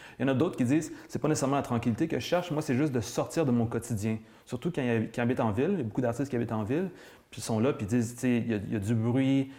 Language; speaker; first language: French; native; French